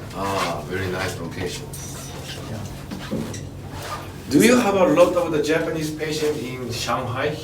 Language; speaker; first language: English; non-native, learner; Japanese